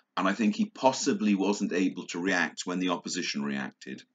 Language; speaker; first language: English; native; English